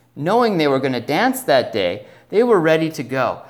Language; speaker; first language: English; native; English